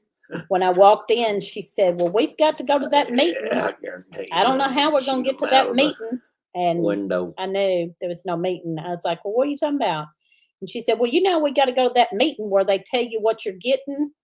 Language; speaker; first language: English; native; English